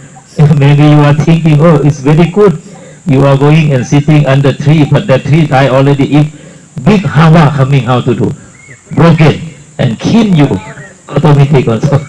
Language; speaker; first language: English; non-native, learner; Thai